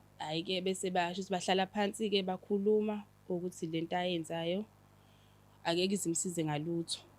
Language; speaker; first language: Zulu; native; Zulu